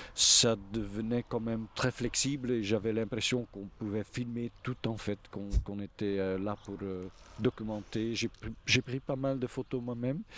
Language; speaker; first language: French; non-native, local second language; Dutch